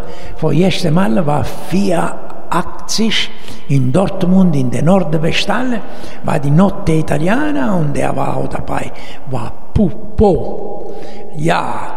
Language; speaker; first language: German; non-native, learner; Italian